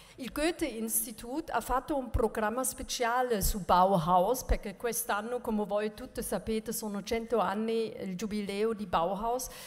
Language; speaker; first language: Italian; non-native, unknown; German